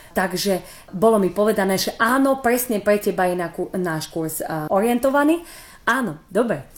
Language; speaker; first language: Slovak; native; Slovak